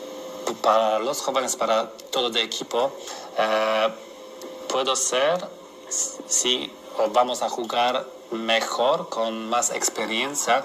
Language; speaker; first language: Spanish; non-native, learner; Polish